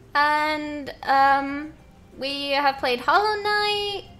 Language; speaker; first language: English; non-native, fluent; Norwegian